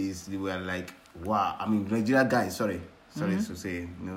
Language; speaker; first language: English; non-native, local second language; Yoruba